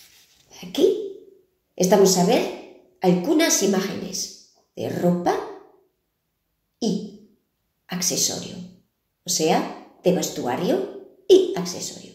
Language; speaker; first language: Spanish; non-native, fluent; Portuguese